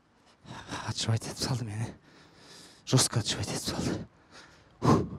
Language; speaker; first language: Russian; non-native, local second language; Kyrgyz